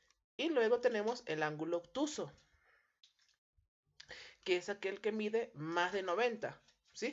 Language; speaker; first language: Spanish; native; Spanish